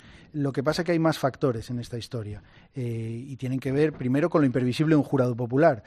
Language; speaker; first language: Spanish; native; Spanish